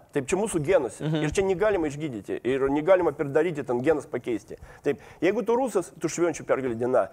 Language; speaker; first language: Lithuanian; non-native, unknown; Russian